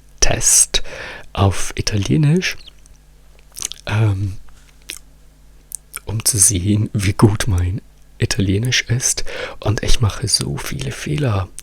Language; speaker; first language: German; non-native, fluent; Italian